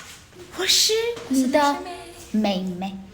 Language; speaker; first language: Chinese; non-native, learner; Hindi